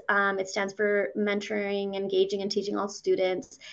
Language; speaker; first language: English; early bilingual, other home language; Spanish